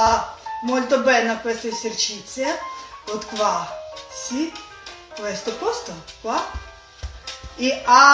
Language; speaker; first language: Italian; non-native, learner; Russian